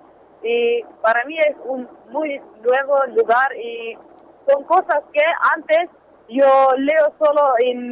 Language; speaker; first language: Spanish; non-native, learner; Kurdish